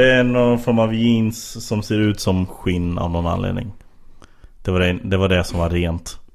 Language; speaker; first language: Swedish; native; Swedish